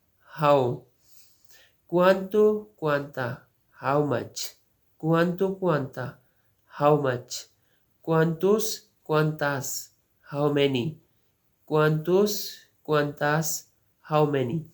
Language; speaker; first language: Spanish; non-native, learner; Urdu